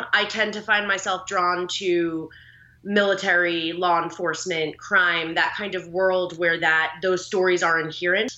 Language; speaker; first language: English; native; English